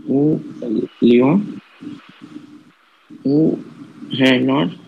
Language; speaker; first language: French; non-native, learner; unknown